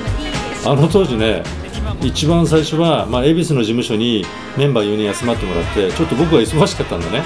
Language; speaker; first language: Japanese; native; Japanese